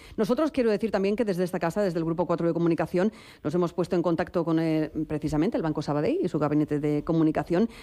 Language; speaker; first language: Spanish; non-native, local second language; Catalan